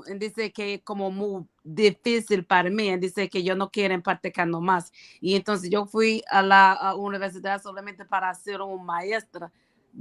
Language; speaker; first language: Spanish; non-native, learner; English